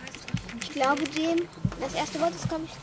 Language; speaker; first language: German; native; German